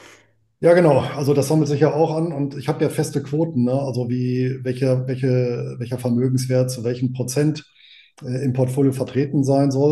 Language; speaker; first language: German; native; German